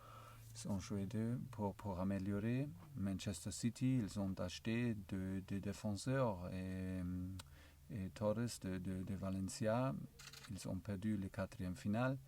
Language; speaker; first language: French; non-native, learner; German